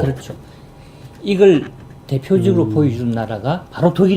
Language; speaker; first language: Korean; native; Korean